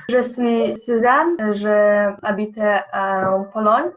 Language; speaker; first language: French; non-native, learner; Polish